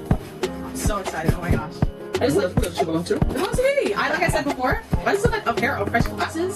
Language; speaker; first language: English; native; English